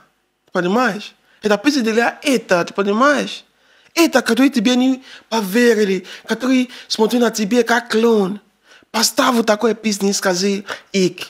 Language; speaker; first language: Russian; non-native, learner; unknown